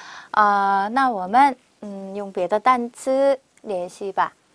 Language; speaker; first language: Chinese; non-native, fluent; Korean